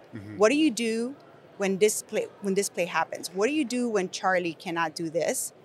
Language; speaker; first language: English; non-native, fluent; Spanish